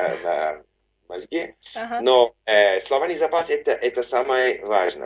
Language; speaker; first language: Russian; non-native, learner; English